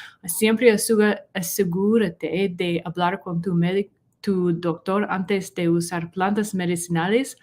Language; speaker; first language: Spanish; non-native, learner; English